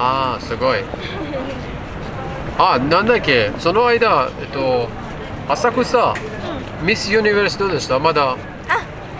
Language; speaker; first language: Japanese; non-native, learner; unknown